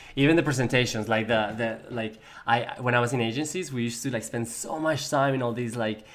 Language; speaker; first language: English; non-native, fluent; Spanish